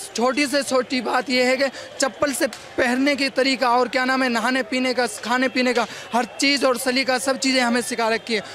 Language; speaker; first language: Hindi; native; Hindi